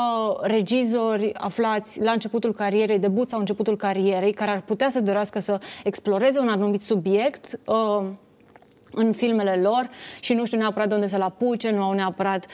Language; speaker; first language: Romanian; native; Romanian